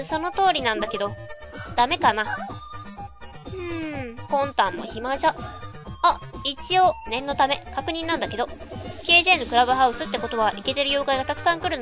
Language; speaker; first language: Japanese; native; Japanese